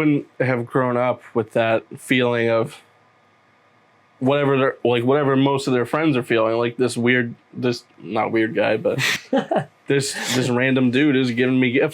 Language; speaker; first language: English; native; English